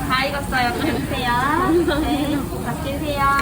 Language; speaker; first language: Korean; native; Korean